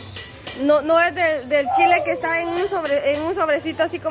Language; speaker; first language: Spanish; native; Spanish